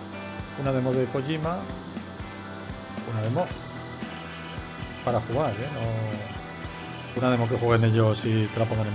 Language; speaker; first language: Spanish; native; Spanish